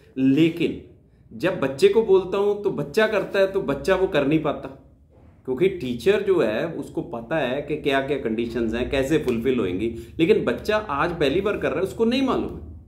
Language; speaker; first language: Hindi; non-native, local second language; Punjabi